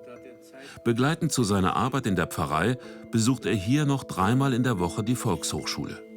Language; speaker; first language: German; native; German